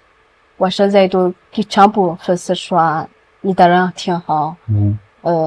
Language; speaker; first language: Chinese; non-native, learner; Amharic